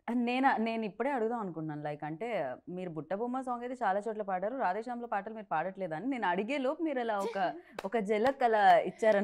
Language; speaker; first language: Telugu; native; Telugu